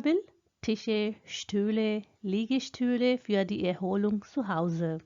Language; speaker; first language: German; non-native, fluent; Hindi